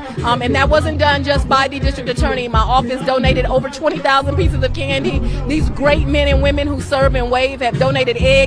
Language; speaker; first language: English; native; English